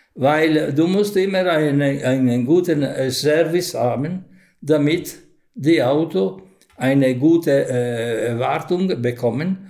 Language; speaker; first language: German; non-native, fluent; Italian